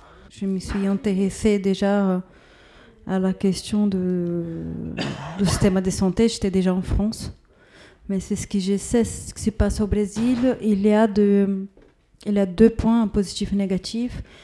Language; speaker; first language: French; non-native, fluent; Portuguese